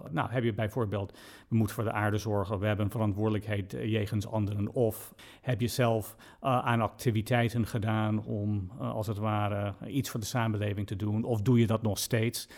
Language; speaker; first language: Dutch; non-native, fluent; English